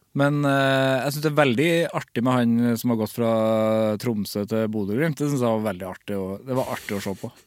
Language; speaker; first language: Norwegian; native; Norwegian